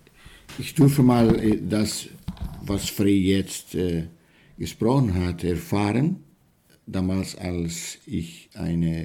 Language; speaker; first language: German; non-native, learner; Portuguese